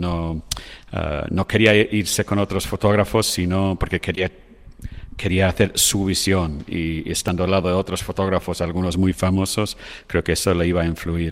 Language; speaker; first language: Spanish; non-native, fluent; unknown